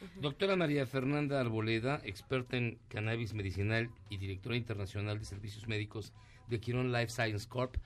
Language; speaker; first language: Spanish; native; Spanish